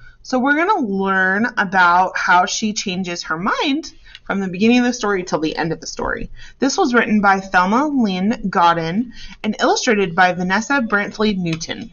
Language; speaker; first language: English; native; English